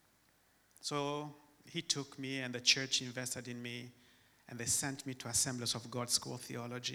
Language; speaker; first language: English; non-native, fluent; Rundi